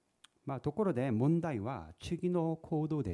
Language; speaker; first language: Japanese; non-native, fluent; Korean